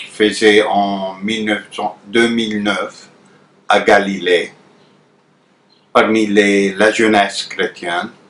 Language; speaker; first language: French; non-native, fluent; Arabic